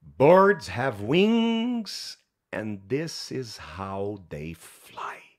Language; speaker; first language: English; non-native, fluent; Portuguese